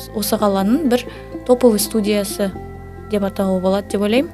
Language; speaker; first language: Kazakh; non-native, local second language; Russian